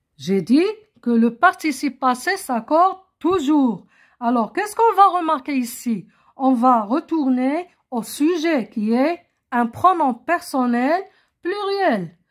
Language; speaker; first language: French; non-native, local second language; Arabic